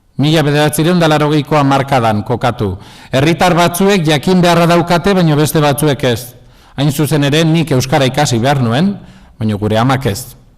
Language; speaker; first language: Basque; non-native, local second language; Spanish